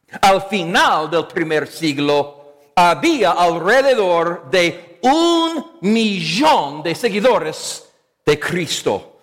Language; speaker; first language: Spanish; non-native, fluent; English